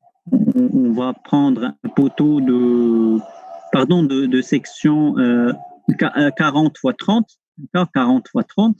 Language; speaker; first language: French; non-native, local second language; Arabic